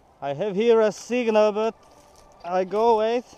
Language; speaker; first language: English; non-native, learner; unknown